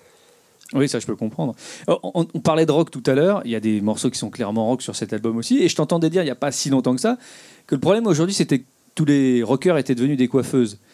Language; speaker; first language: French; native; French